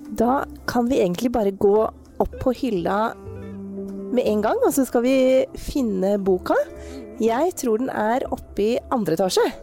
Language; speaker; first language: Norwegian; native; Norwegian